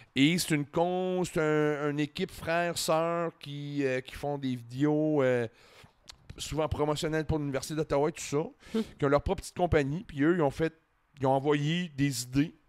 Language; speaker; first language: French; native; French